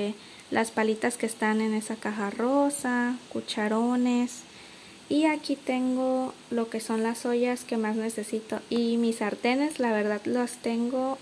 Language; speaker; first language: Spanish; native; Spanish